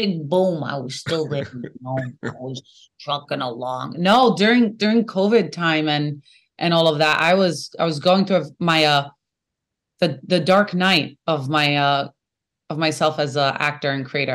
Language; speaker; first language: English; native; English